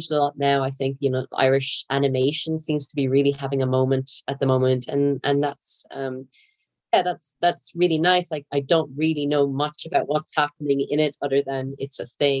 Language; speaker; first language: English; native; English